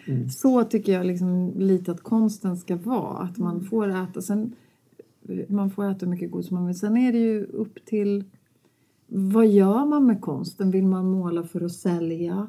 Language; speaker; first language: Swedish; native; Swedish